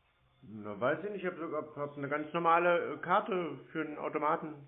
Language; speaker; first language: German; native; German